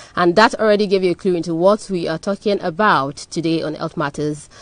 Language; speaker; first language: English; non-native, local second language; Yoruba